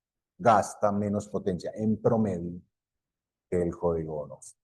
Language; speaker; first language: Spanish; native; Spanish